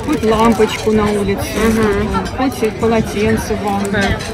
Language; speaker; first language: Russian; native; Russian